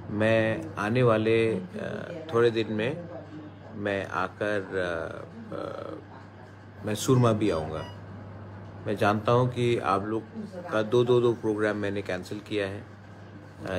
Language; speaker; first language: Hindi; non-native, local second language; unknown